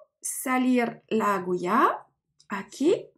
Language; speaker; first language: Spanish; non-native, learner; French